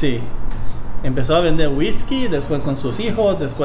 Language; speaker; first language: Spanish; non-native, fluent; English